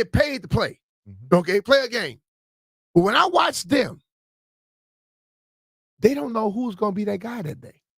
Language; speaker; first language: English; native; English